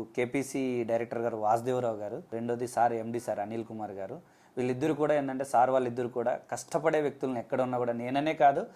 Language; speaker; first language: Telugu; native; Telugu